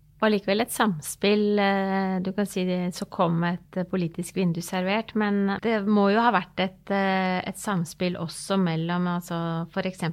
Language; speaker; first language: Norwegian; native; Norwegian